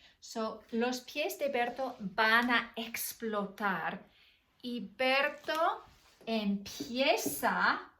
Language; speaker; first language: Spanish; non-native, fluent; English